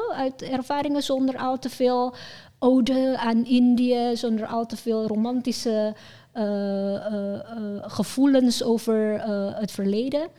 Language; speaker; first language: Dutch; non-native, fluent; Indonesian